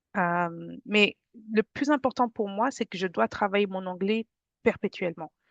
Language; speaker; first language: French; native; French